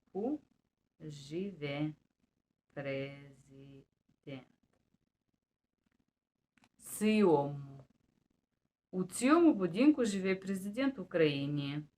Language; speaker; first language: Russian; non-native, fluent; Bulgarian